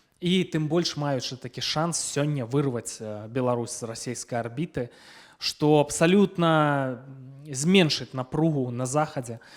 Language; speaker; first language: Belarusian; non-native, local second language; Russian